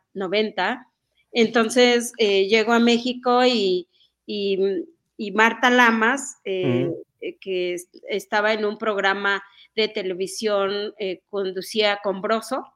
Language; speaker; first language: Spanish; non-native, local second language; Mixtepec Mixtec